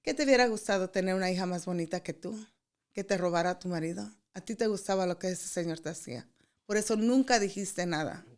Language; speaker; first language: Spanish; early bilingual, other home language; English